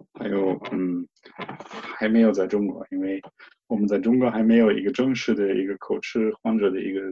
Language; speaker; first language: Chinese; non-native, fluent; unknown